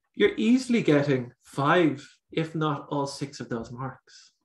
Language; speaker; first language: English; native; English